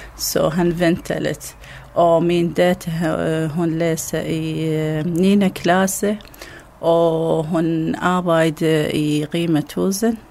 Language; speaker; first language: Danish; non-native, learner; Arabic